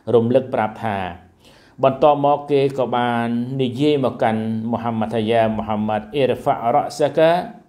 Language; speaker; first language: Khmer; non-native, local second language; Western Cham